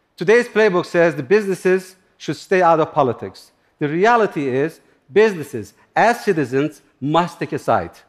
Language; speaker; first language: English; non-native, fluent; Turkish